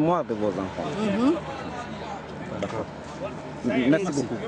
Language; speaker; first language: French; native; French